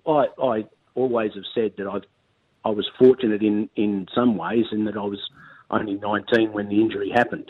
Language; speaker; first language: English; native; English